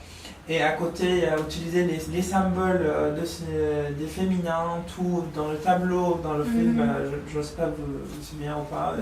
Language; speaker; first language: French; non-native, learner; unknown